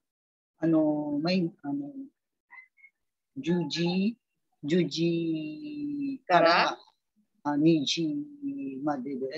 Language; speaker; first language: Japanese; non-native, learner; Filipino